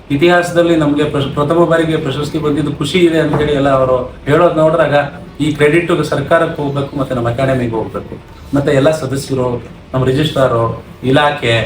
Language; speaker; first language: Kannada; non-native, local second language; Lambadi